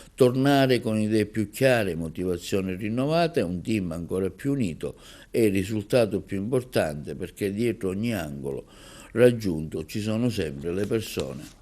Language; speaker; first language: Italian; native; Italian